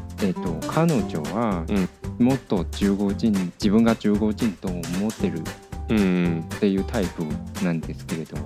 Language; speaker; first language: Japanese; non-native, fluent; Chinese